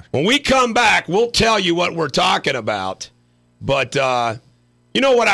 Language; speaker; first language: English; native; English